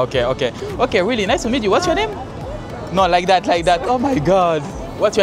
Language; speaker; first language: English; non-native, learner; French